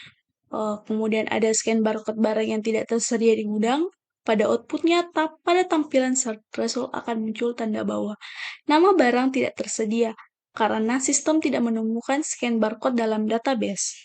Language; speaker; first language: Indonesian; native; Indonesian